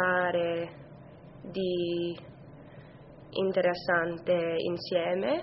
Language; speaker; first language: Italian; non-native, learner; English